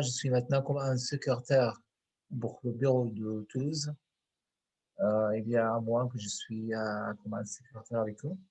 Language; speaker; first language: French; non-native, fluent; Arabic